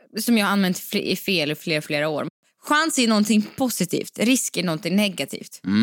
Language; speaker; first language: Swedish; native; Swedish